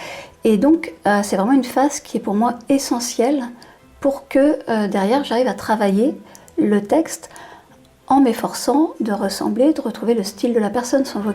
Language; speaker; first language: French; native; French